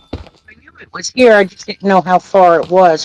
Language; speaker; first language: English; native; English